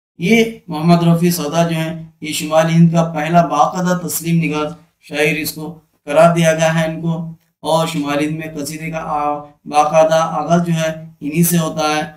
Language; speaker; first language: Urdu; native; Urdu